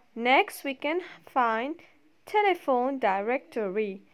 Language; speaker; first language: English; non-native, local second language; Morisyen